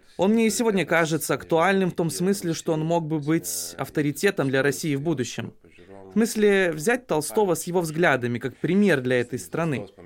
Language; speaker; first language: Russian; non-native, local second language; Lithuanian